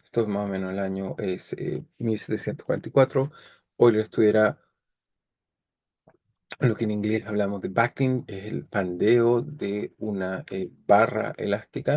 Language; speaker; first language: Spanish; native; Spanish